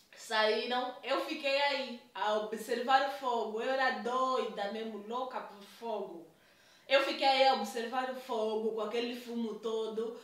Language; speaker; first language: Portuguese; native; Portuguese